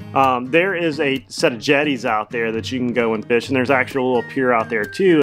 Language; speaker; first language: English; native; English